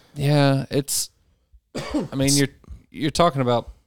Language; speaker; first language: English; native; English